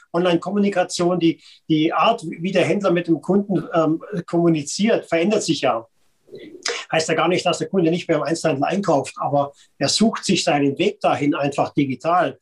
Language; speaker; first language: German; native; German